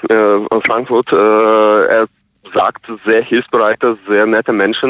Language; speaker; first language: German; non-native, fluent; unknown